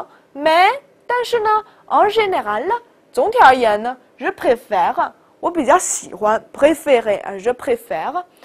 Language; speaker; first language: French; non-native, fluent; Chinese